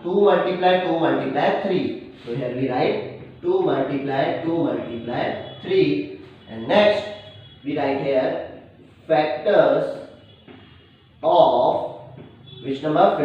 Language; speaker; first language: English; non-native, local second language; Hindi